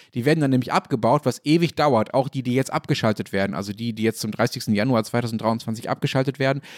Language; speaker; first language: German; native; German